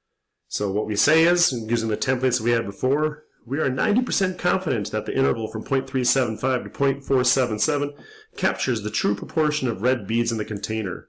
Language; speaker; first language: English; native; English